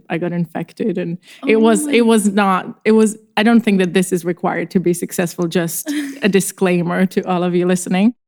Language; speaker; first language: English; non-native, fluent; Czech